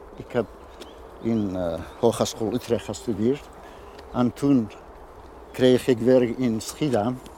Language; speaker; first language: Dutch; non-native, fluent; Kurdish